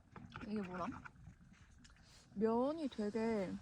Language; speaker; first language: Korean; native; Korean